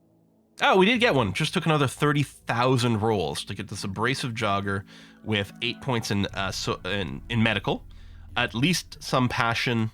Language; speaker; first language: English; native; English